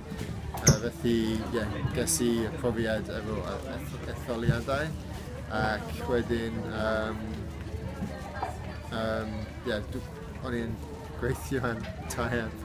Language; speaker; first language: Welsh; non-native, learner; English